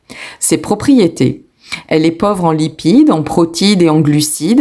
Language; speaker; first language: French; native; French